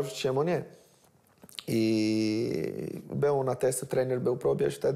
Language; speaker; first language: Polish; non-native, learner; Portuguese